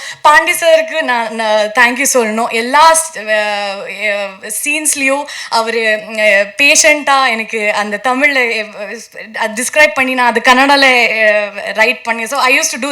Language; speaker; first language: Tamil; non-native, learner; Kannada